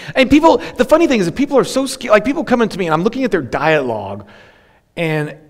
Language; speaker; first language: English; native; English